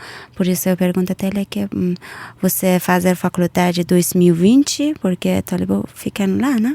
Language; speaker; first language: Portuguese; non-native, learner; Persian